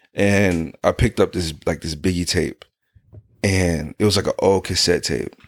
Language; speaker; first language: English; native; English